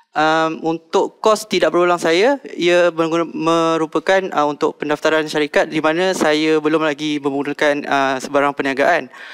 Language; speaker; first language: Malay; native; Malay